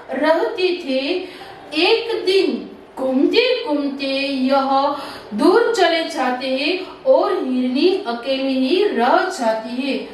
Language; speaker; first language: Hindi; non-native, local second language; Gujarati